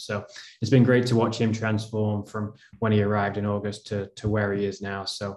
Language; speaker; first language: English; native; English